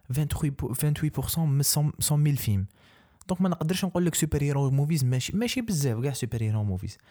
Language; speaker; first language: Arabic; native; Arabic